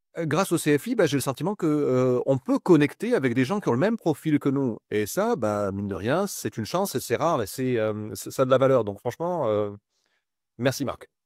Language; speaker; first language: French; native; French